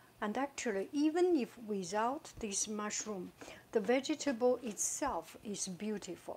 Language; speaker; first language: English; non-native, fluent; Chinese